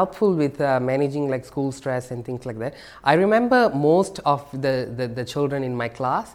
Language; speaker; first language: English; non-native, local second language; Tamil